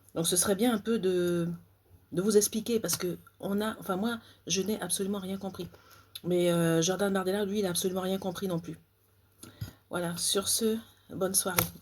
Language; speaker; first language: French; native; French